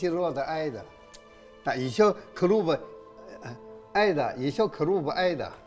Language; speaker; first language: Russian; non-native, learner; Chinese